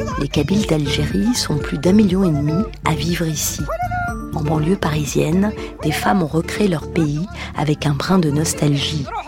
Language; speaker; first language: French; native; French